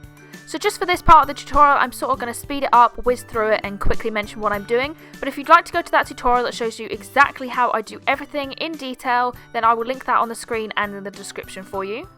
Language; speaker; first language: English; native; English